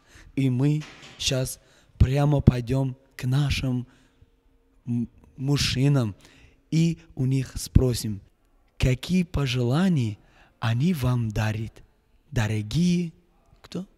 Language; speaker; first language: Russian; non-native, local second language; Uzbek